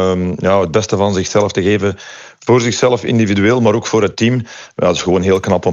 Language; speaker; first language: Dutch; native; Dutch